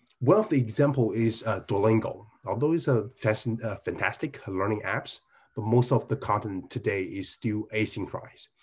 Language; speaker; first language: English; non-native, fluent; Chinese